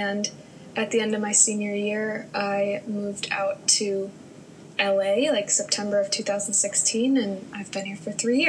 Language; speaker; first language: English; native; English